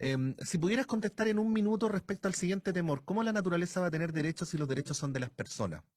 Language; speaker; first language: Spanish; native; Spanish